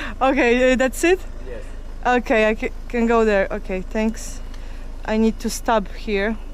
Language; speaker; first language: English; non-native, learner; Polish